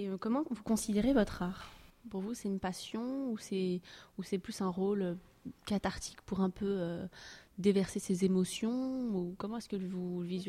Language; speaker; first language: French; native; French